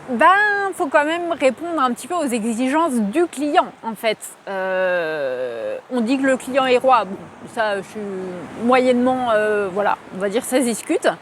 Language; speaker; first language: French; native; French